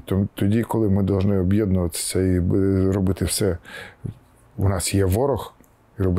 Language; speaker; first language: Ukrainian; non-native, local second language; Russian